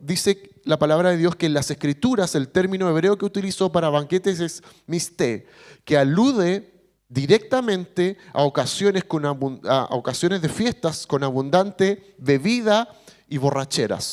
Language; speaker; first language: Spanish; native; Spanish